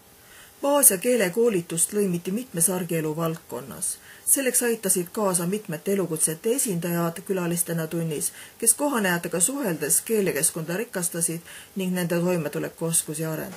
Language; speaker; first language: Estonian; native; Estonian